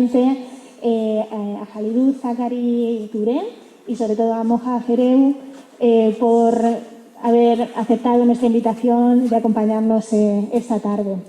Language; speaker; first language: Spanish; native; Spanish